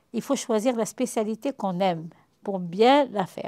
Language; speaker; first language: French; non-native, local second language; Arabic